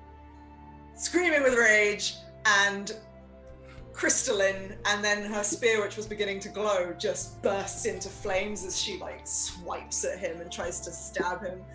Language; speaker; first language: English; native; English